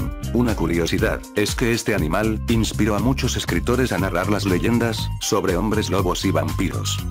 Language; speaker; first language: Spanish; native; Spanish